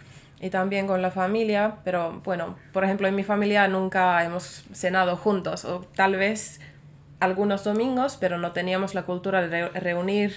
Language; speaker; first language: Spanish; non-native, fluent; Finnish